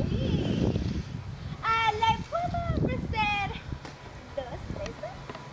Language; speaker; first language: Spanish; non-native, learner; English